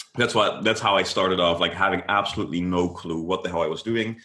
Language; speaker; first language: English; non-native, fluent; Dutch